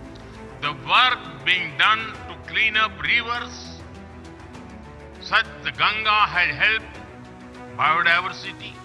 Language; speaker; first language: English; non-native, local second language; Hindi